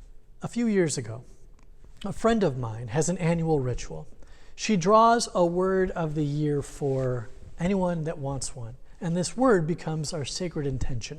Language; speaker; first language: English; native; English